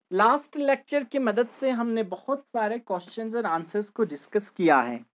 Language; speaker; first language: Hindi; non-native, local second language; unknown